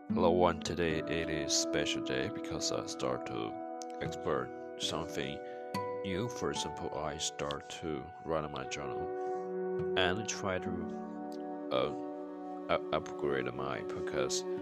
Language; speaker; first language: English; non-native, learner; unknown